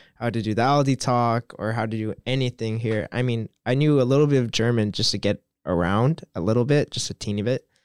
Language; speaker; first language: English; native; English